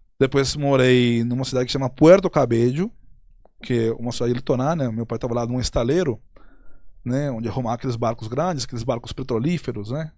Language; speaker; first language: Portuguese; non-native, fluent; Spanish